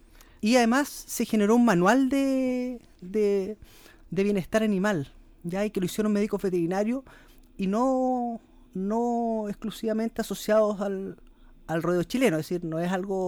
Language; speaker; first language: Spanish; native; Spanish